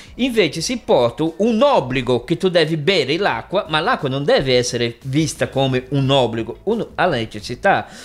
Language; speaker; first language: Italian; non-native, fluent; Portuguese